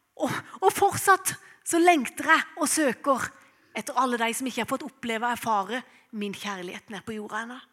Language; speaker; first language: Norwegian; native; Norwegian